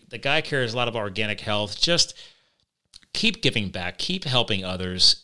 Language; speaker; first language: English; native; English